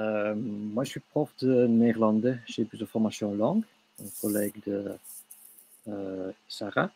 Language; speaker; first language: French; non-native, local second language; Dutch